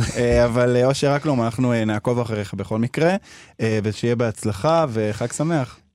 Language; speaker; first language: Hebrew; native; Hebrew